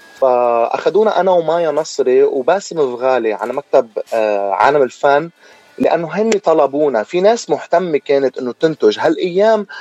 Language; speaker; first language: Arabic; native; Arabic